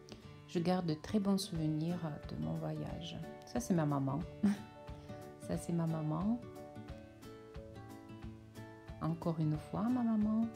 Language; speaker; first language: French; non-native, fluent; Russian